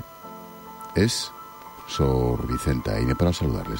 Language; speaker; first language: Spanish; native; Spanish